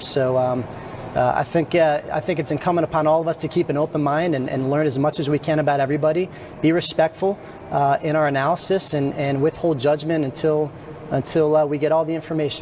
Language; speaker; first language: English; native; English